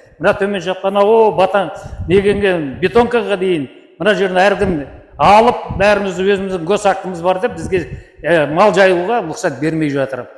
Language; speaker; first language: Kazakh; native; Kazakh